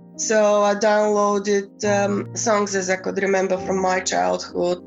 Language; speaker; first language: English; non-native, fluent; Bulgarian